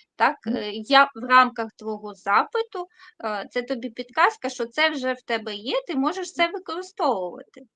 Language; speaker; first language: Ukrainian; non-native, local second language; Russian